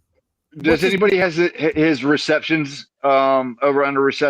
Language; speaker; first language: English; native; English